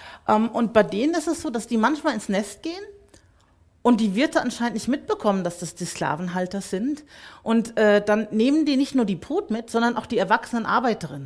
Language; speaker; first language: German; native; German